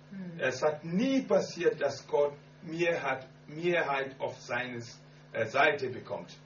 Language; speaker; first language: German; non-native, learner; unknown